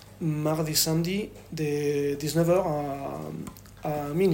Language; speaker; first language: French; non-native, fluent; Spanish